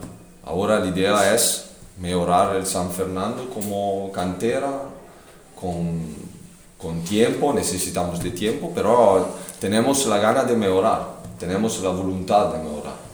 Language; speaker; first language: Spanish; non-native, fluent; Italian